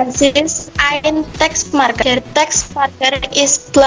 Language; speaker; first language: German; non-native, learner; Indonesian